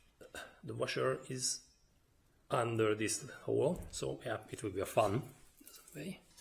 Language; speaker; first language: English; non-native, fluent; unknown